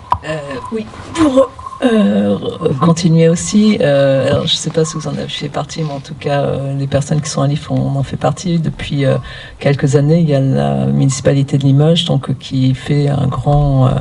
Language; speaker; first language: French; native; French